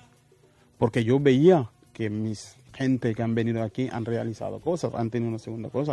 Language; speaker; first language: Spanish; non-native, fluent; Wolof